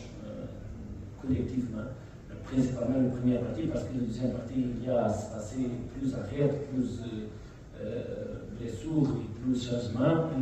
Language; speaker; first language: French; non-native, learner; Portuguese